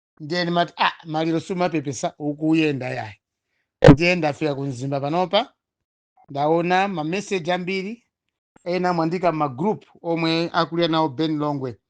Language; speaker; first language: Nyanja; non-native, local second language; Tumbuka